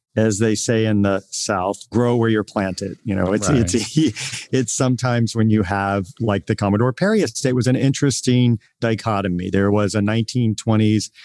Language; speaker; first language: English; native; English